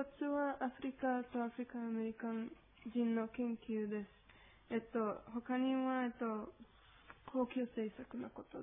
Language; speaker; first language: Japanese; non-native, learner; Spanish